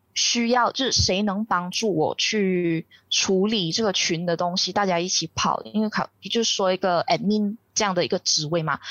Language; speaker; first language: Chinese; native; Chinese